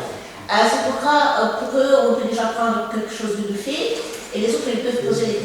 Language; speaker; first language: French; non-native, fluent; Russian